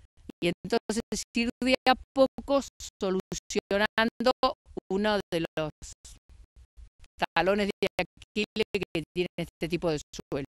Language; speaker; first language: Spanish; native; Spanish